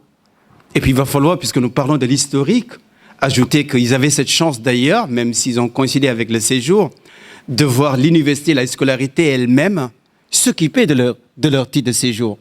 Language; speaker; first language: French; non-native, local second language; Wolof